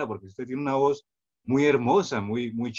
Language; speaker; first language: Spanish; native; Spanish